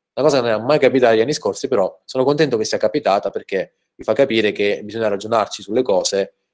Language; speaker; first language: Italian; native; Italian